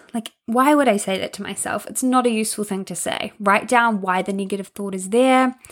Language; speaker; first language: English; native; English